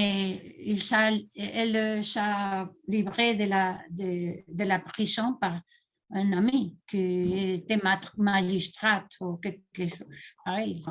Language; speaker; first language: French; non-native, learner; Spanish